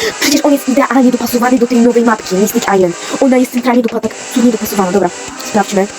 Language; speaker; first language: Polish; native; Polish